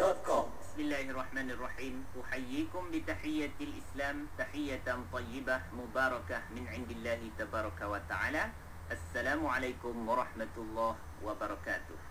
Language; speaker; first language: Arabic; non-native, fluent; Malay